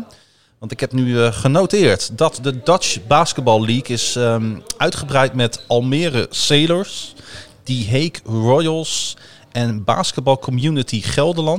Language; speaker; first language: Dutch; native; Dutch